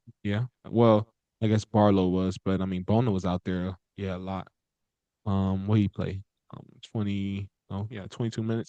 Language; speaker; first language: English; native; English